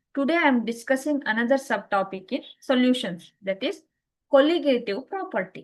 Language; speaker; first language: English; non-native, local second language; Kannada